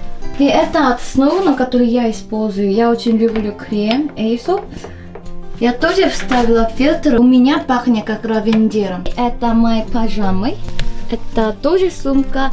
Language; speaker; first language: Russian; non-native, learner; Korean